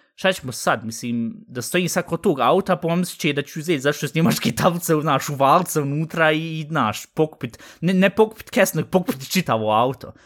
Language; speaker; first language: Bosnian; early bilingual, heritage; Bosnian